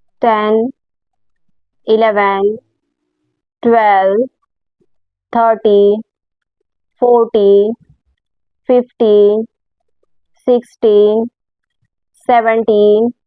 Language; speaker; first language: English; non-native, local second language; Marathi